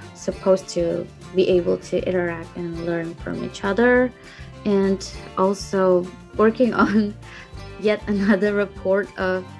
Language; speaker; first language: English; non-native, fluent; Indonesian